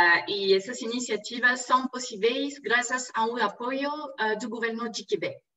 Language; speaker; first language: Portuguese; non-native, fluent; French